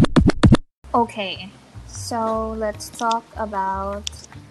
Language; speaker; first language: English; non-native, local second language; Filipino